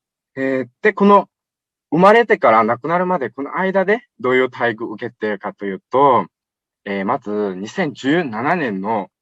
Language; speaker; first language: Japanese; non-native, fluent; Uyghur